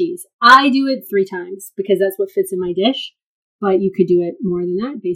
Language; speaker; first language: English; native; English